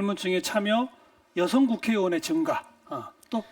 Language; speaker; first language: Korean; native; Korean